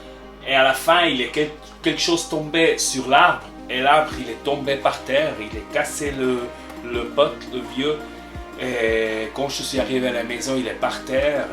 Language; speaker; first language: French; non-native, learner; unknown